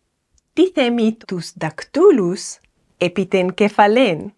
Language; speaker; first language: Greek; non-native, fluent; English